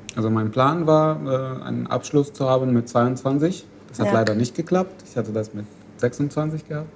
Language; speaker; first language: German; non-native, fluent; Arabic